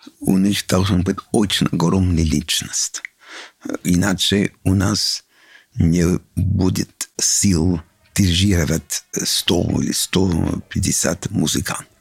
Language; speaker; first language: Russian; non-native, learner; English